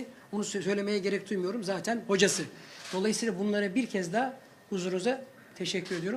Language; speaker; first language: Turkish; native; Turkish